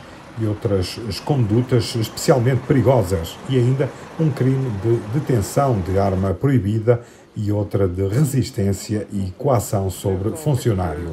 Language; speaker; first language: Portuguese; native; Portuguese